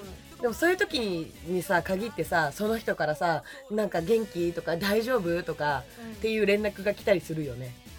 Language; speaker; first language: Japanese; native; Japanese